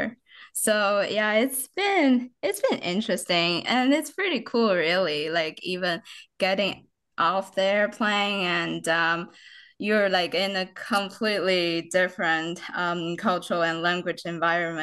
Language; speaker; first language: English; non-native, fluent; Chinese